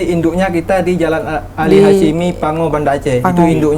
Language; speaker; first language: Indonesian; native; Indonesian